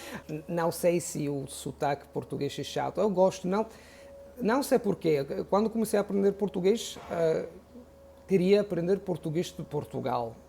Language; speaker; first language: Portuguese; non-native, fluent; Italian